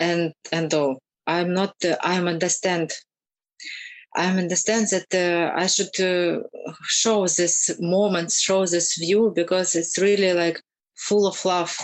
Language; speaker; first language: English; non-native, learner; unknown